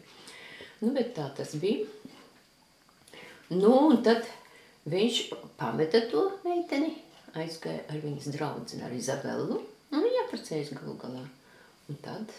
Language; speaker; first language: Latvian; early bilingual, heritage; Latvian